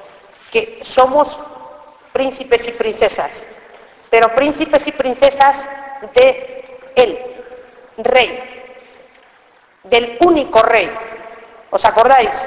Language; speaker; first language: Spanish; native; Spanish